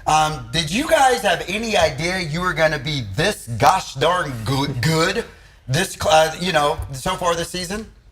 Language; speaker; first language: English; native; English